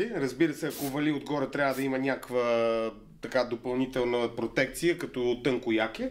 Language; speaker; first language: Bulgarian; native; Bulgarian